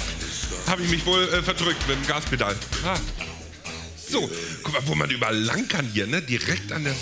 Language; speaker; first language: German; native; German